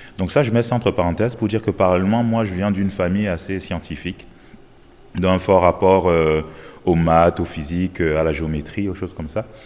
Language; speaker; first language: French; non-native, local second language; Basaa